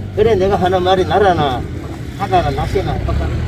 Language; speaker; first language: Korean; native; Korean